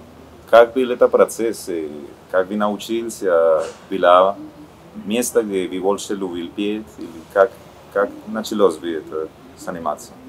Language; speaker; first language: Russian; non-native, learner; Spanish